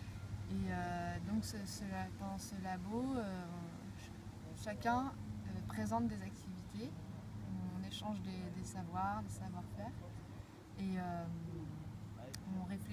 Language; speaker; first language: French; native; French